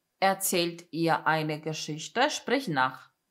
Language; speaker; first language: German; non-native, fluent; Polish